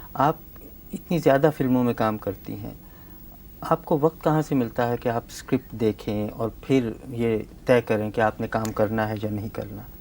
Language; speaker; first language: Hindi; native; Hindi